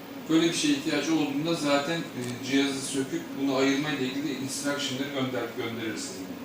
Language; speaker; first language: Turkish; native; Turkish